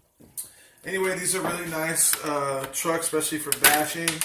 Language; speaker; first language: English; native; English